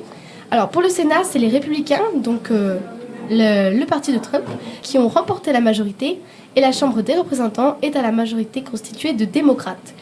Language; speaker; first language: French; native; French